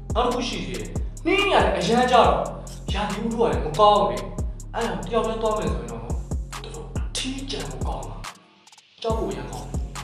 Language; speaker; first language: Burmese; non-native, local second language; Tamil